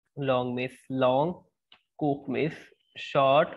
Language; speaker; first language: English; non-native, local second language; Hindi